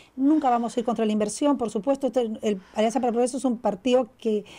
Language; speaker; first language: Spanish; native; Spanish